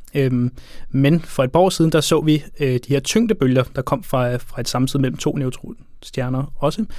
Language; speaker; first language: Danish; native; Danish